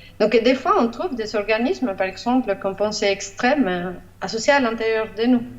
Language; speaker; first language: French; non-native, fluent; Spanish